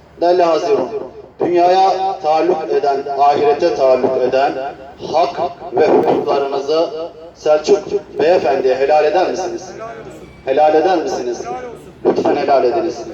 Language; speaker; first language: Turkish; native; Turkish